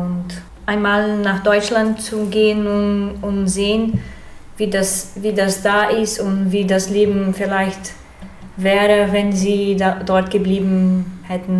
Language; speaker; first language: German; early bilingual, heritage; German